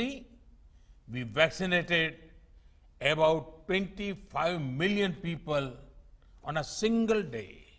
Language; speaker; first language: English; non-native, local second language; Gujarati